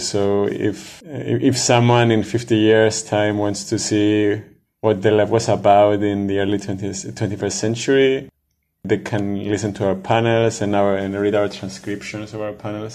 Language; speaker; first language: English; non-native, fluent; Greek